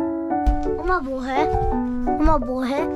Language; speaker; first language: Korean; early bilingual, heritage; Korean